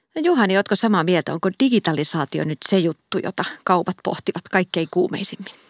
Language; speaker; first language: Finnish; native; Finnish